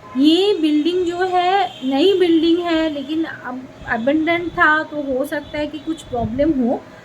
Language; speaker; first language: Hindi; non-native, local second language; Bangla